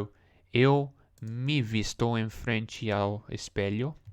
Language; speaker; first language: Portuguese; non-native, learner; English